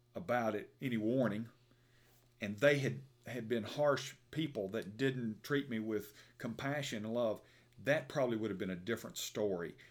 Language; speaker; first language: English; native; English